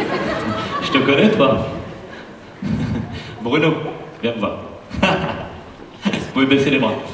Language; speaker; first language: French; native; French